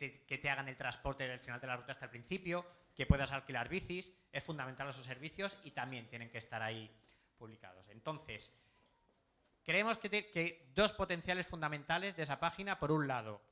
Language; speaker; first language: Spanish; native; Spanish